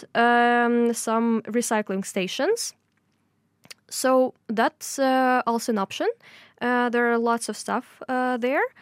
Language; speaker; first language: English; non-native, fluent; Russian